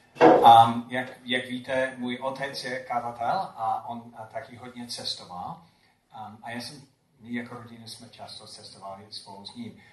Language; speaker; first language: Czech; non-native, fluent; English